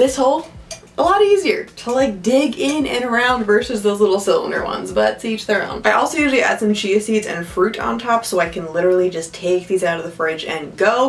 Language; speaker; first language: English; native; English